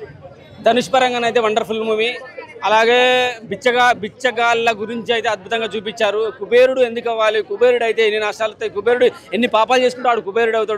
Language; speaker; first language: Telugu; native; Telugu